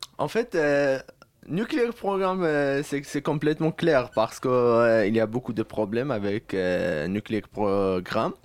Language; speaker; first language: French; non-native, learner; Persian